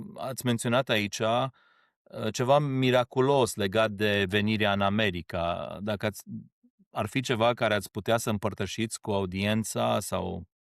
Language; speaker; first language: Romanian; early bilingual, heritage; Romanian